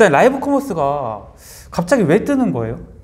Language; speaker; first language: Korean; native; Korean